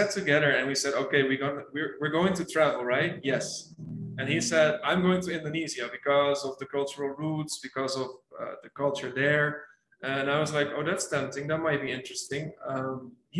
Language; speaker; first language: English; non-native, fluent; Dutch